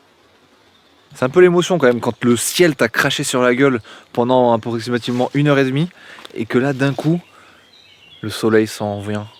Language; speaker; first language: French; native; French